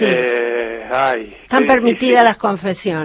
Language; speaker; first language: Spanish; native; Spanish